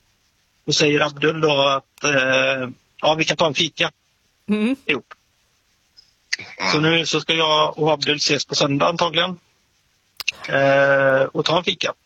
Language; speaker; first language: Swedish; native; Swedish